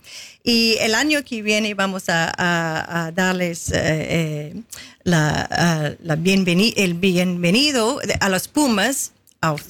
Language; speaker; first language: Spanish; non-native, fluent; English